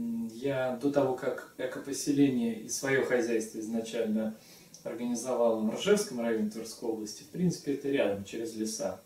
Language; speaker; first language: Russian; native; Russian